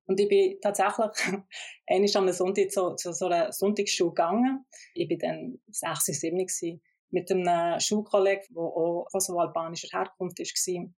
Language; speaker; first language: German; early bilingual, other home language; Albanian